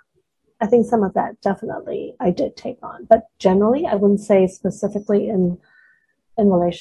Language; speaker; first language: English; native; English